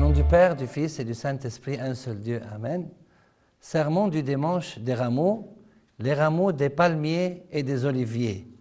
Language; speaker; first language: French; non-native, fluent; Arabic